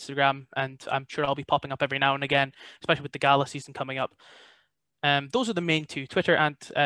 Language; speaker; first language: English; native; English